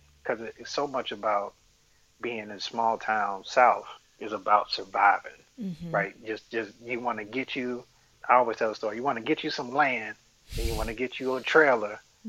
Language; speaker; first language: English; native; English